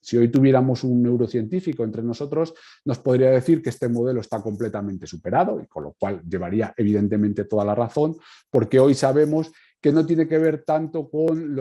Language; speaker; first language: Spanish; native; Spanish